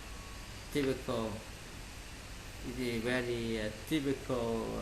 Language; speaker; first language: English; non-native, learner; Vietnamese